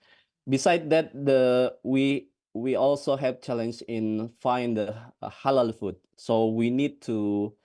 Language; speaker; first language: English; non-native, fluent; Indonesian